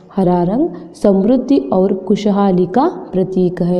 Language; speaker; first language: Hindi; non-native, local second language; Kannada